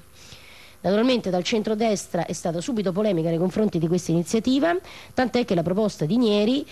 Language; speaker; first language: Italian; native; Italian